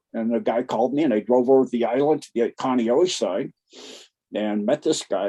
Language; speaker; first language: English; native; English